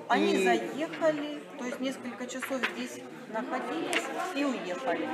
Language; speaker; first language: Russian; native; Russian